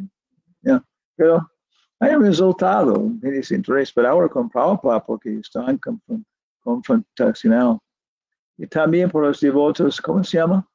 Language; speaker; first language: Spanish; non-native, learner; English